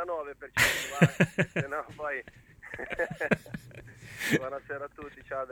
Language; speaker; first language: Italian; native; Italian